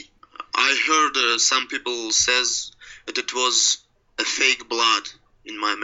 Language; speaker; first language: English; non-native, learner; Russian